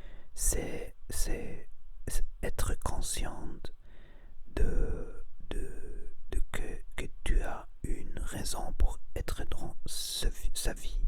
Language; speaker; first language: French; non-native, learner; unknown